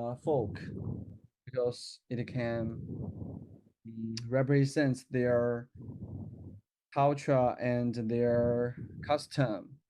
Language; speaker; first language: English; non-native, learner; Chinese